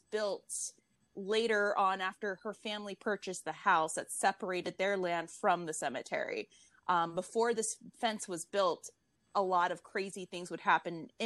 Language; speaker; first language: English; native; English